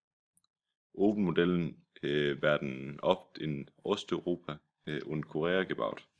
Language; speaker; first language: German; non-native, learner; Danish